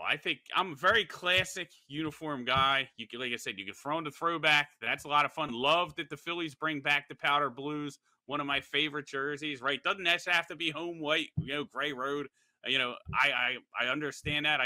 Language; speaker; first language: English; native; English